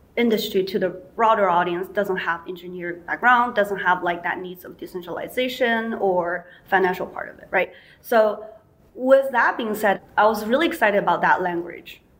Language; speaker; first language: English; non-native, fluent; Chinese